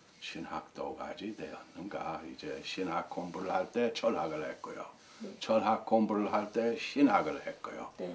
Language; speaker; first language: Korean; non-native, fluent; English